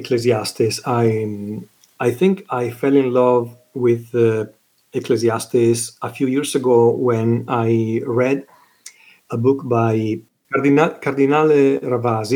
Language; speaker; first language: English; non-native, fluent; Italian